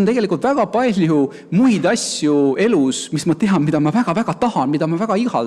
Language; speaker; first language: Estonian; native; Estonian